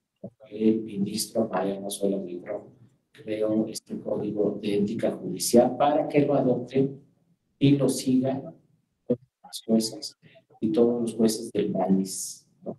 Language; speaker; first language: Spanish; native; Spanish